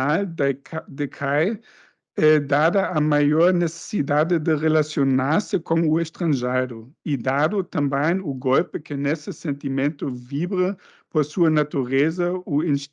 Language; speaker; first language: Portuguese; non-native, fluent; German